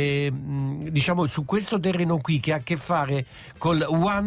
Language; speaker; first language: Italian; native; Italian